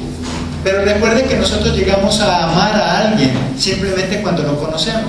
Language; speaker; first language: Spanish; native; Spanish